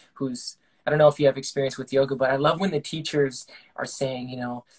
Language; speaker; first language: English; native; English